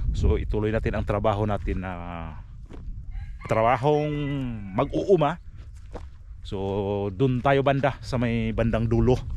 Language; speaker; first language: Filipino; non-native, local second language; Cebuano